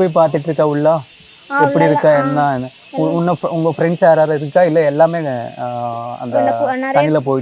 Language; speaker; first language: Tamil; non-native, learner; Telugu